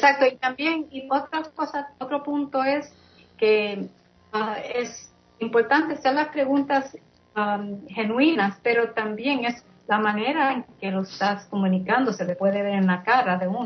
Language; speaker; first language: Spanish; early bilingual, heritage; English